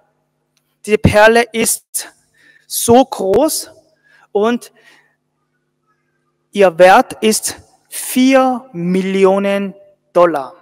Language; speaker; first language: German; non-native, fluent; Korean